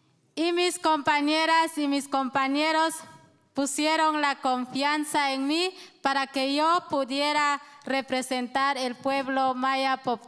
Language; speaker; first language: Spanish; non-native, local second language; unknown